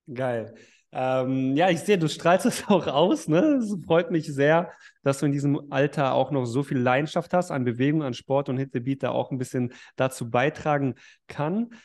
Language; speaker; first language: German; native; German